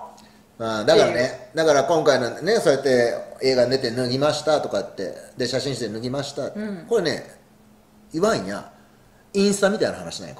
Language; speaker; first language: Japanese; native; Japanese